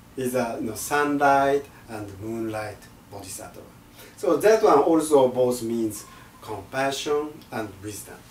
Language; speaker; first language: English; non-native, fluent; Japanese